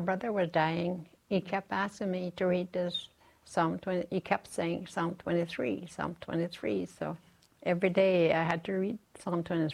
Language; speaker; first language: English; non-native, fluent; Cree